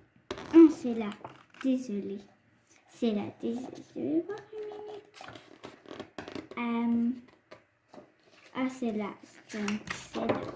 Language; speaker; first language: French; non-native, fluent; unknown